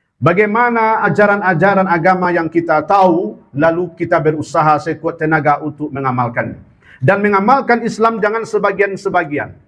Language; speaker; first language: Malay; non-native, local second language; Minangkabau